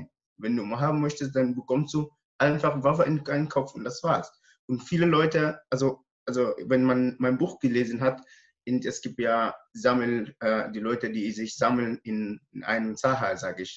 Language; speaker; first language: German; non-native, learner; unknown